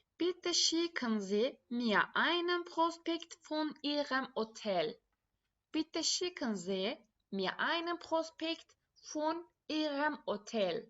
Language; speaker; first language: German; non-native, fluent; Turkish